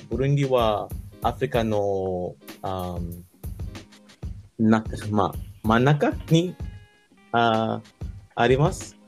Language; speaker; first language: Japanese; non-native, learner; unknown